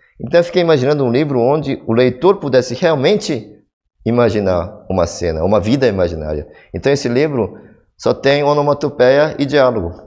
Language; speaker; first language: Portuguese; early bilingual, other home language; Korean